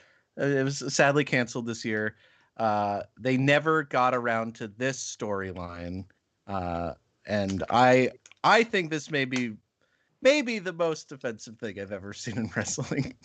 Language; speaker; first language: English; native; English